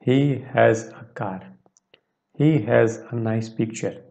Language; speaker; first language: English; non-native, local second language; Gujarati